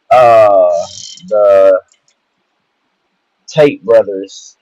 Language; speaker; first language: English; native; English